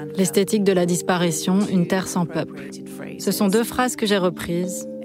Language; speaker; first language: French; early bilingual, other home language; Arabic